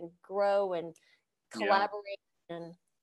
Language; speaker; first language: English; native; English